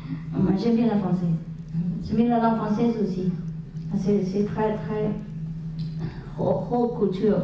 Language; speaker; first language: French; non-native, learner; Vietnamese